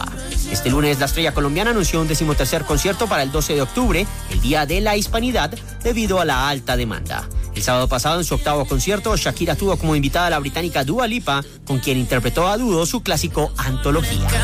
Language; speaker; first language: Spanish; native; Spanish